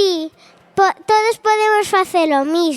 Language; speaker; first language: Galician; non-native, local second language; Spanish